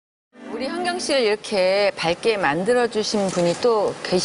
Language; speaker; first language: Korean; native; Korean